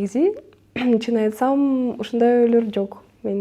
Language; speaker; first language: Kyrgyz; non-native, local second language; Russian